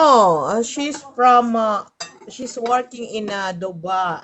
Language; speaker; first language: English; non-native, learner; Filipino